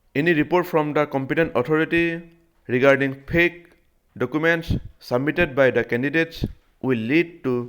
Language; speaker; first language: English; non-native, local second language; Assamese